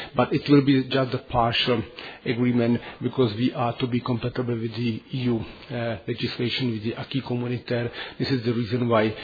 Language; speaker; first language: English; non-native, fluent; Czech